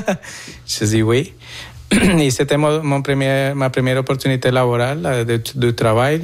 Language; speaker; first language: French; non-native, fluent; Spanish